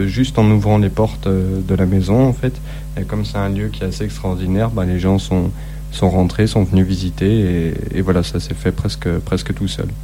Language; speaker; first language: French; native; French